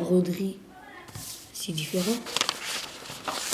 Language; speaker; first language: French; early bilingual, other home language; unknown